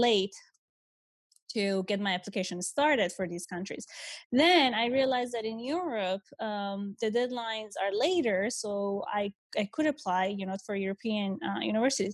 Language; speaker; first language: English; non-native, fluent; Persian